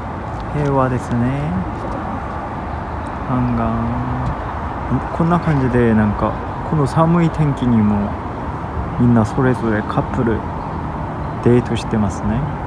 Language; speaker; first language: Japanese; non-native, fluent; Korean